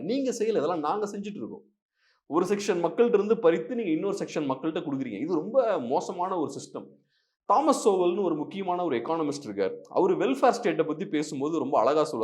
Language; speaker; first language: Tamil; native; Tamil